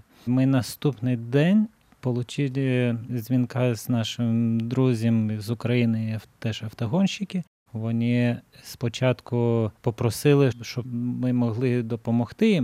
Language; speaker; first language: Ukrainian; non-native, learner; Lithuanian